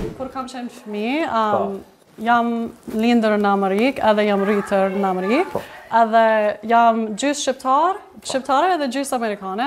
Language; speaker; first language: Albanian; non-native, learner; English